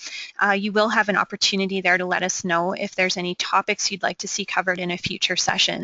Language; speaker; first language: English; native; English